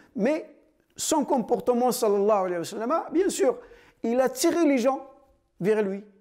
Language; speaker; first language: French; non-native, fluent; Arabic